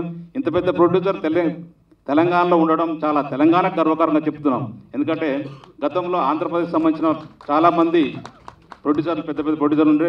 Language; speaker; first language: Telugu; native; Telugu